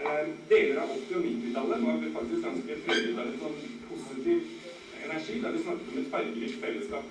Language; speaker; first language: Norwegian; native; Norwegian